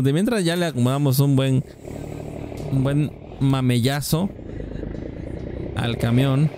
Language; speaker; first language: Spanish; native; Spanish